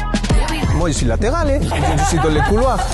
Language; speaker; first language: French; non-native, fluent; Spanish